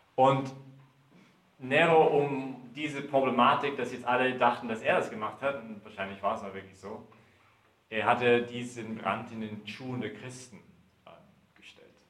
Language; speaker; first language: German; early bilingual, heritage; German